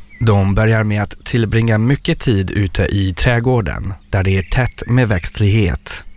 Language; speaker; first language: Swedish; non-native, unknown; French